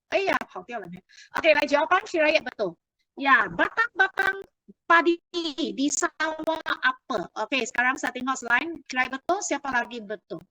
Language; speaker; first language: Malay; non-native, local second language; Chinese